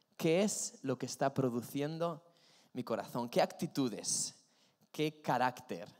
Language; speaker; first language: Spanish; native; Spanish